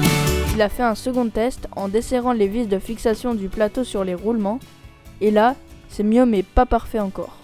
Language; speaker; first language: French; native; French